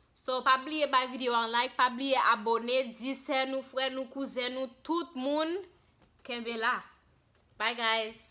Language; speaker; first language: Haitian Creole; early bilingual, heritage; Haitian Creole